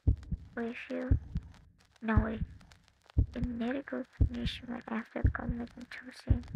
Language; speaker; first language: English; non-native, learner; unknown